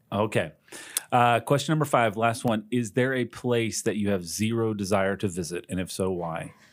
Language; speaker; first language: English; native; English